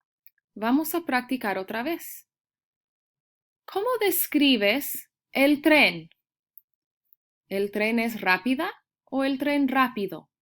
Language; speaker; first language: Spanish; early bilingual, heritage; Spanish